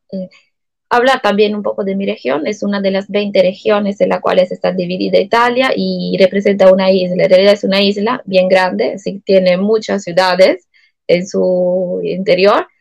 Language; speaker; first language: Spanish; non-native, fluent; Italian